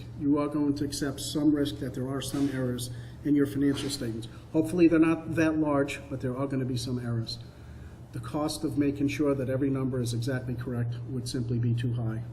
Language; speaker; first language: English; native; English